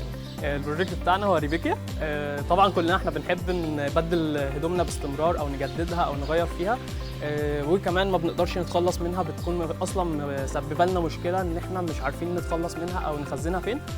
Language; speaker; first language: Arabic; native; Arabic